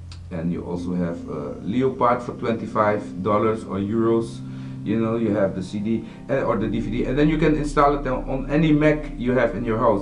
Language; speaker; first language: English; non-native, fluent; Dutch